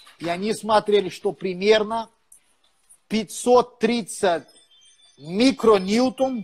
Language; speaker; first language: Russian; non-native, fluent; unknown